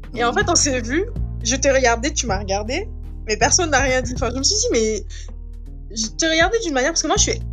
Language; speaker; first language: French; non-native, local second language; Wolof